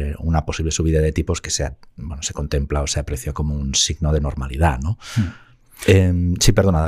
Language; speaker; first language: Spanish; native; Spanish